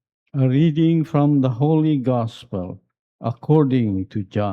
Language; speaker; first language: English; non-native, local second language; Filipino